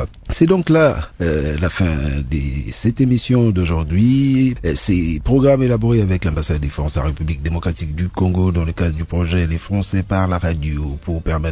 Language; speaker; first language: French; native; French